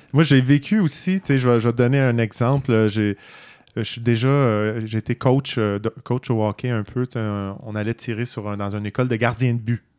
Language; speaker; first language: French; native; French